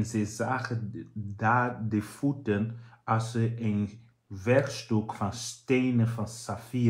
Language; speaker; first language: Dutch; non-native, fluent; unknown